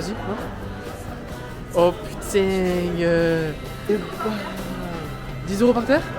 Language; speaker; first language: French; native; French